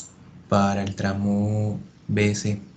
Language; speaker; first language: Spanish; native; Spanish